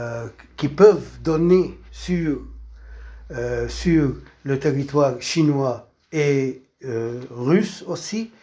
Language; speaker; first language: French; non-native, local second language; Arabic